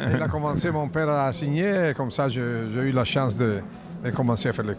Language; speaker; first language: French; non-native, fluent; Italian